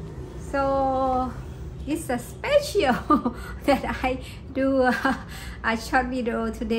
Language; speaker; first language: English; non-native, learner; Thai